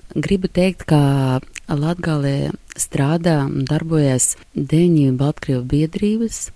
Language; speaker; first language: Latvian; non-native, local second language; Russian